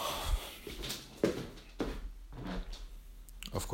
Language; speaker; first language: English; non-native, fluent; Romanian